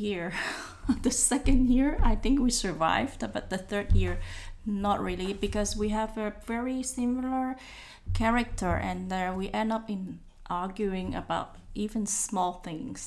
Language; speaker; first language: English; non-native, local second language; Cantonese